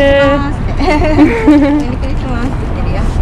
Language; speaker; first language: Japanese; native; Japanese